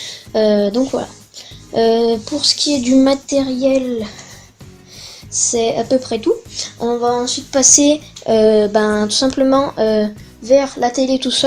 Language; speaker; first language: French; native; French